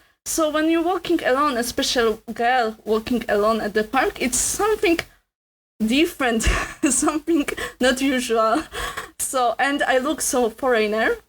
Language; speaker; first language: English; non-native, learner; Polish